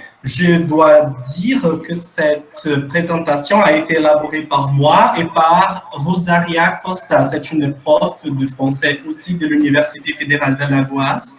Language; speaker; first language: French; non-native, fluent; Portuguese